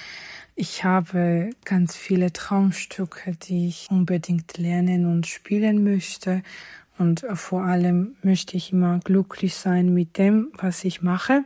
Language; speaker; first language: German; non-native, fluent; Georgian